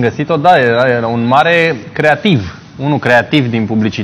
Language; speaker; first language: Romanian; native; Romanian